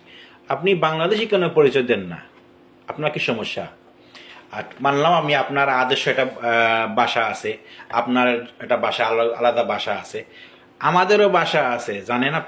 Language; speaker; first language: Bangla; non-native, local second language; Sylheti